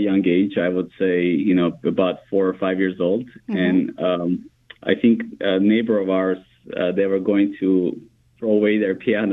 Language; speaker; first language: English; non-native, fluent; Armenian